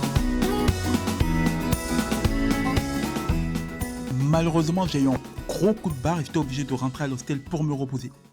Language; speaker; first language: French; native; French